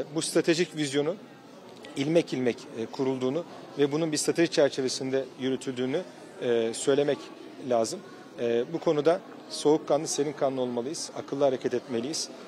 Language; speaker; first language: Turkish; native; Turkish